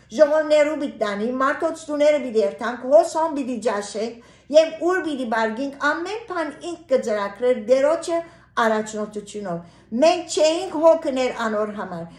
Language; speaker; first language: Armenian; early bilingual, heritage; Armenian